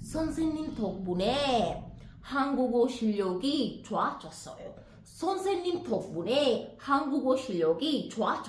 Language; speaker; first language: Korean; non-native, fluent; Sinhala